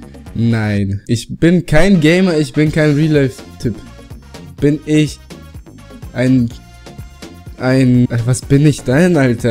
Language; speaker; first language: German; native; German